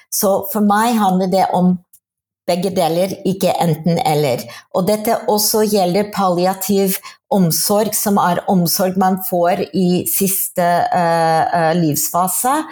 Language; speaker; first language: Norwegian; non-native, fluent; English